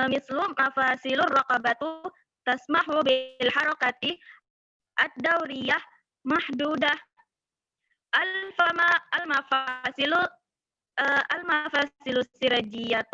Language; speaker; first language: Arabic; non-native, learner; Indonesian